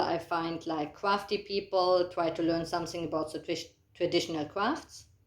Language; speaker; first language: English; non-native, fluent; German